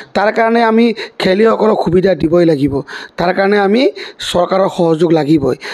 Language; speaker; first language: Assamese; native; Assamese